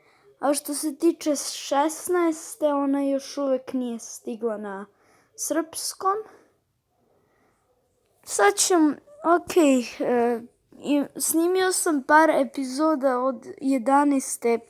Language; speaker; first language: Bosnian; early bilingual, heritage; Croatian